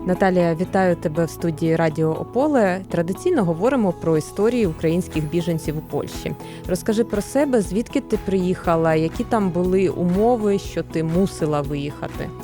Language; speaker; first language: Ukrainian; native; Ukrainian